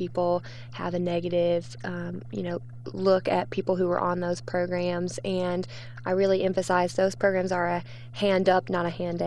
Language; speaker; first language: English; native; English